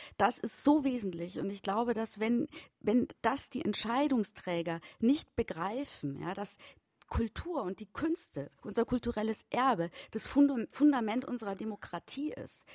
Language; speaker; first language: German; native; German